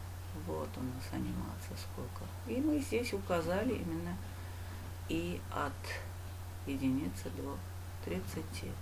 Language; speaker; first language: Russian; non-native, local second language; Uzbek